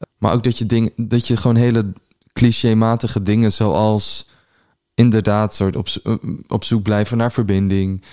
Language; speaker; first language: Dutch; early bilingual, other home language; Persian